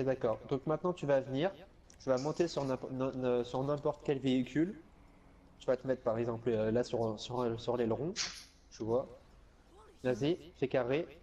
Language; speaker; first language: French; native; French